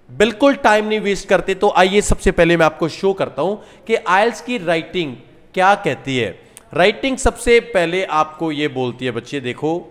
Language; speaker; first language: Hindi; non-native, local second language; Punjabi